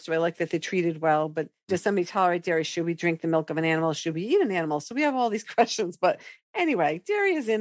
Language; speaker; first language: English; native; English